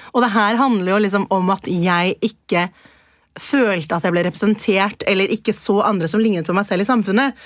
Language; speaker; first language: Norwegian; early bilingual, other home language; Persian